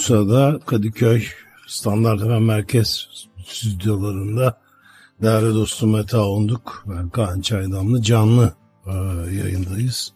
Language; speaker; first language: Turkish; native; Turkish